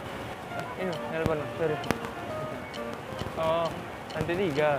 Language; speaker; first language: Indonesian; native; Indonesian